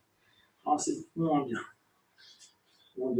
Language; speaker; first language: French; native; French